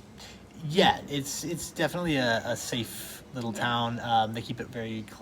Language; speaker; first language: English; native; English